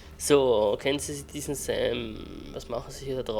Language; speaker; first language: German; native; German